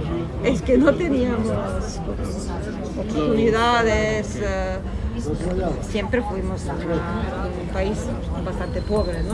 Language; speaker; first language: Spanish; non-native, fluent; Serbian